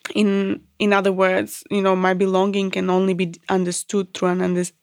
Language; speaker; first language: English; non-native, fluent; Macedonian